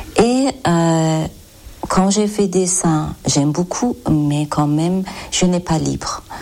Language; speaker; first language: French; non-native, learner; Persian